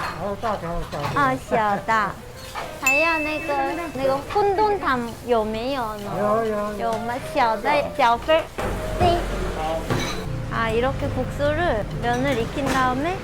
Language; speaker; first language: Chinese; non-native, learner; Korean